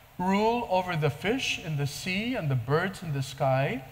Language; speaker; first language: English; non-native, local second language; Filipino